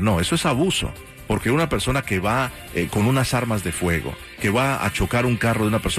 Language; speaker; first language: Spanish; native; Spanish